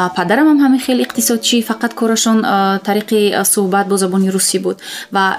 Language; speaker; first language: Tajik; non-native, local second language; Russian